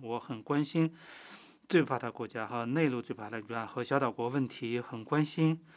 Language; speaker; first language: Chinese; non-native, fluent; Finnish